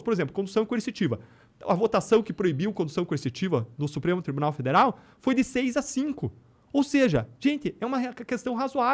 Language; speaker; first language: Portuguese; native; Portuguese